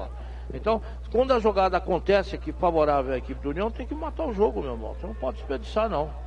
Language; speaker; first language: Portuguese; native; Portuguese